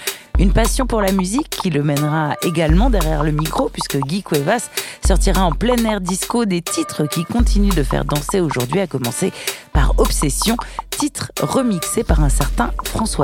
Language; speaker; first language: French; native; French